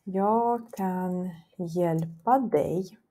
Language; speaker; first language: Swedish; non-native, fluent; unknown